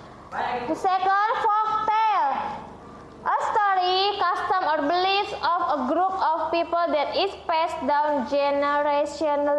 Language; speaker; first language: English; non-native, learner; Indonesian